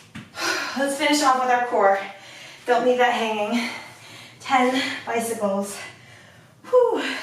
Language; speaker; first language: English; native; English